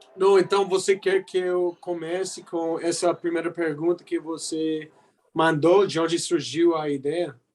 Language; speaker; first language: Portuguese; non-native, fluent; English